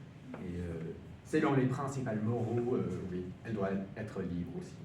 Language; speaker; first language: French; non-native, learner; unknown